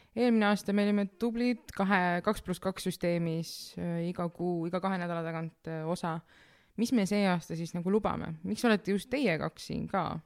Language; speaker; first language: Estonian; native; Estonian